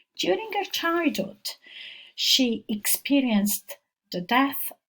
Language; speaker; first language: English; non-native, fluent; Italian